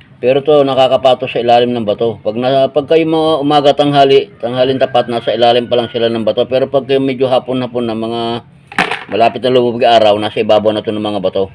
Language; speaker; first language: Filipino; non-native, local second language; Iloko